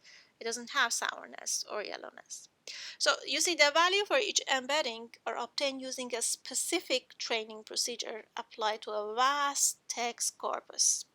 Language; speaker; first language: English; non-native, fluent; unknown